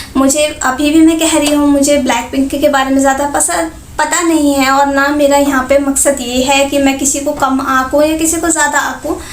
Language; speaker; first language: Hindi; native; Hindi